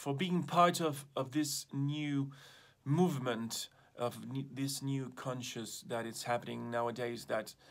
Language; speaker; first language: English; non-native, fluent; Spanish